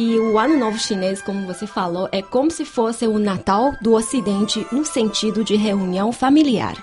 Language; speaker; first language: Portuguese; non-native, fluent; Chinese